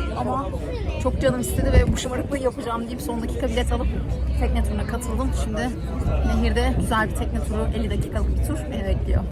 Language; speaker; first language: Turkish; native; Turkish